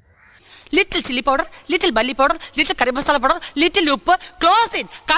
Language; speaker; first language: English; non-native, learner; Malayalam